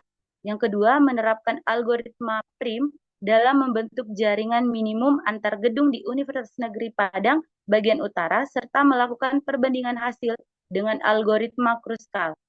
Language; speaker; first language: Indonesian; native; Indonesian